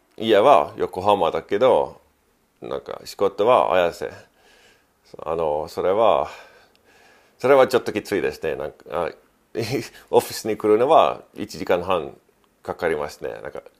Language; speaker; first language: Japanese; non-native, fluent; Estonian